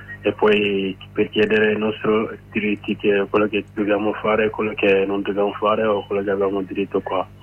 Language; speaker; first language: Italian; non-native, learner; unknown